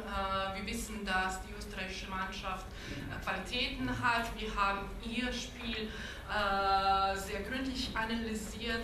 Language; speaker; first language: German; non-native, local second language; Bosnian